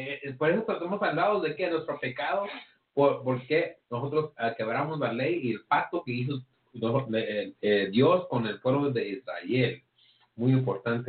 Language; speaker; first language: Spanish; early bilingual, heritage; English